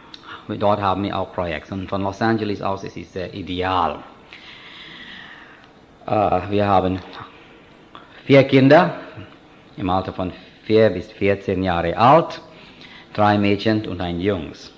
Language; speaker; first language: German; non-native, fluent; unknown